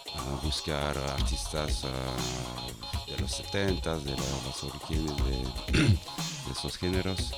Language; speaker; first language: Spanish; non-native, fluent; French